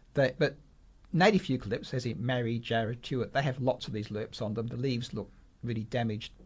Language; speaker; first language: English; native; English